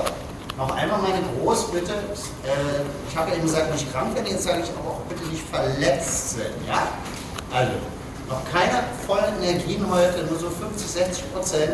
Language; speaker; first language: German; native; German